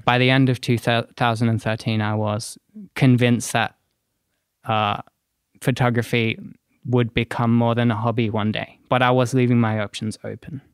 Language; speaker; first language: English; native; English